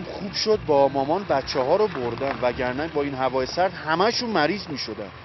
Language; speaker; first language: Persian; native; Persian